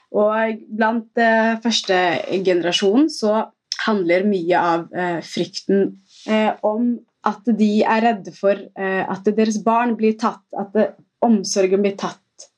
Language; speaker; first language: Norwegian; early bilingual, other home language; Somali